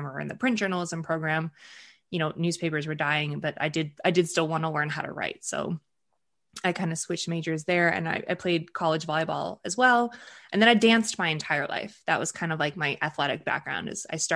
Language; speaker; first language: English; early bilingual, other home language; Russian